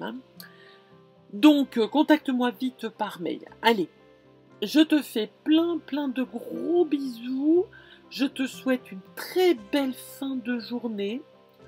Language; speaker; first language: French; native; French